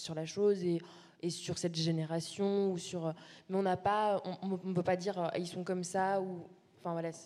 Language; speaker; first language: French; native; French